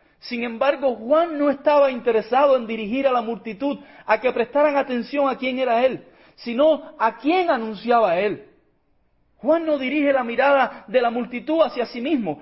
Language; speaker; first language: Spanish; native; Spanish